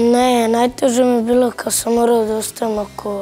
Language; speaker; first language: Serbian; non-native, local second language; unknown